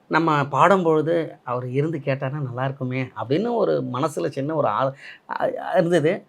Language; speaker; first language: Tamil; native; Tamil